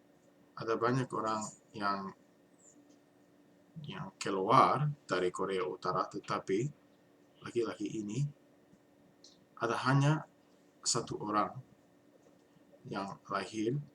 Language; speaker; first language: Indonesian; non-native, learner; English